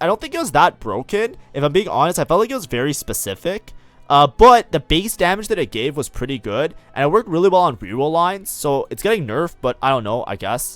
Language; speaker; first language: English; native; English